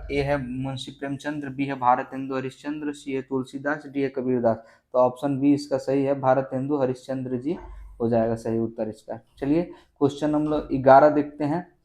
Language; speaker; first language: Hindi; native; Hindi